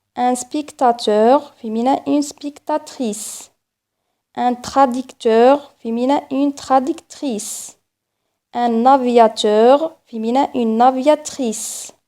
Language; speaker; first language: French; non-native, local second language; Arabic